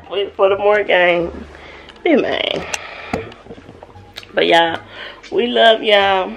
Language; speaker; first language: English; native; English